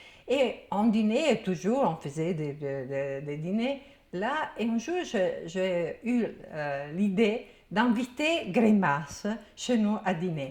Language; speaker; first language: French; non-native, fluent; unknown